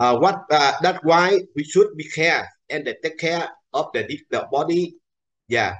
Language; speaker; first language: English; non-native, learner; Vietnamese